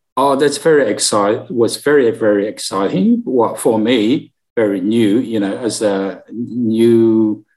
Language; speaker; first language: English; non-native, learner; Chinese